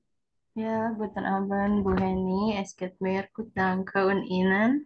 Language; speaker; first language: German; non-native, fluent; Indonesian